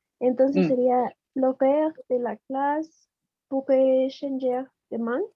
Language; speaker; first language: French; non-native, learner; Spanish